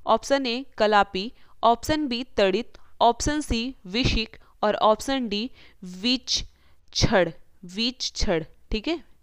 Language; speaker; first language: Hindi; native; Hindi